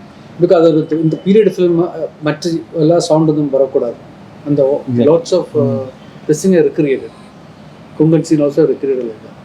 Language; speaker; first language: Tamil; non-native, learner; Malayalam